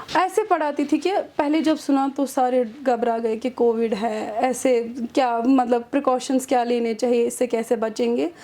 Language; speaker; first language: Urdu; non-native, local second language; Kashmiri